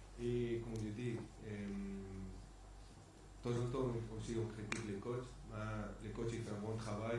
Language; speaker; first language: French; non-native, fluent; Spanish